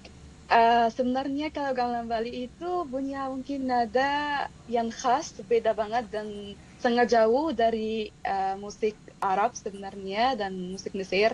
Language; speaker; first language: Indonesian; non-native, fluent; Arabic